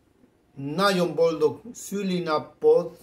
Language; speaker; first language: Hungarian; non-native, fluent; Spanish